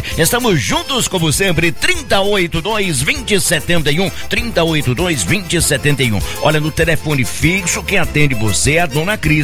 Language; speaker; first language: Portuguese; native; Portuguese